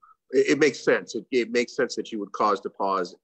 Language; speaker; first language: English; native; English